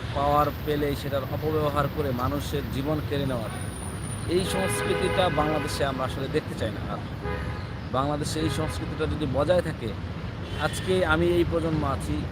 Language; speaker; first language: Bangla; native; Bangla